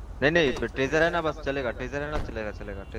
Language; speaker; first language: Hindi; native; Hindi